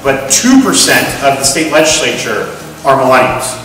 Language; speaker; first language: English; native; English